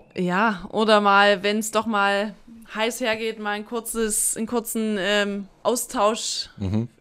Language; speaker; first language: German; native; German